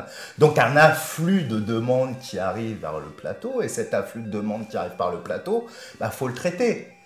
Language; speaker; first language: French; native; French